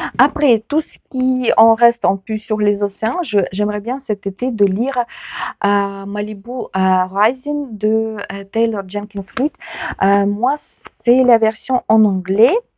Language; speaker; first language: French; non-native, fluent; Ukrainian